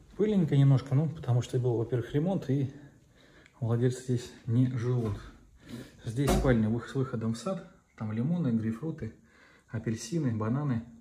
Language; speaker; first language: Russian; native; Russian